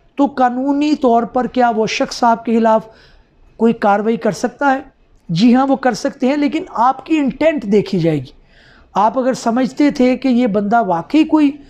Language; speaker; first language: Urdu; non-native, local second language; Punjabi